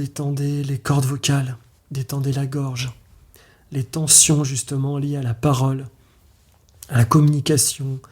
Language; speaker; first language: French; native; French